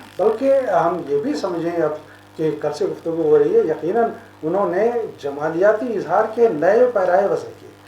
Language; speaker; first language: Urdu; native; Urdu